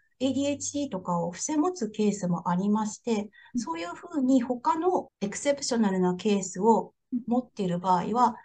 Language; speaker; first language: Japanese; native; Japanese